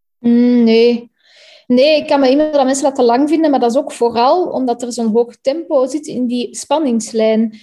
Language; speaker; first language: Dutch; native; Dutch